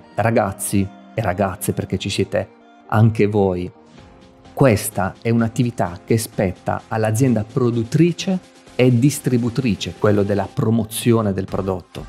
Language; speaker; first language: Italian; native; Italian